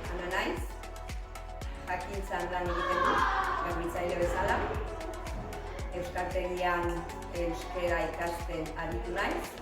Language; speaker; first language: Basque; non-native, learner; Spanish